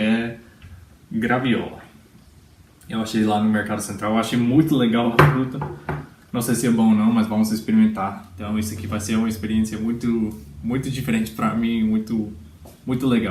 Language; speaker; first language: Portuguese; non-native, fluent; English